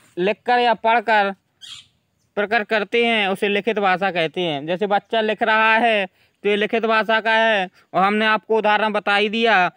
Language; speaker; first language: Hindi; native; Hindi